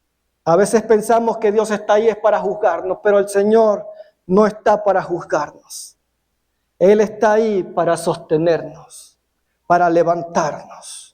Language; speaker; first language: Spanish; native; Spanish